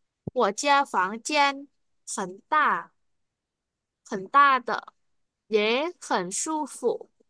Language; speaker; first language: Chinese; non-native, fluent; Vietnamese